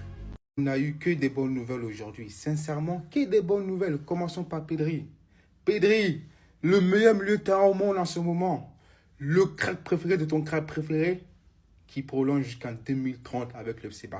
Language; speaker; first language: French; native; French